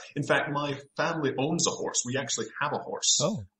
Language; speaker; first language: English; native; English